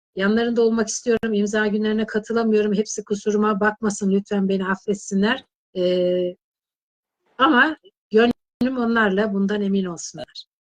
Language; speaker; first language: Turkish; native; Turkish